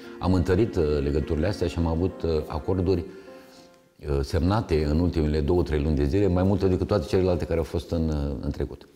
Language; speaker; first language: Romanian; native; Romanian